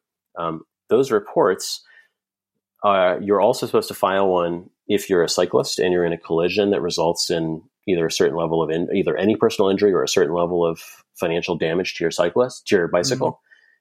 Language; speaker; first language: English; native; English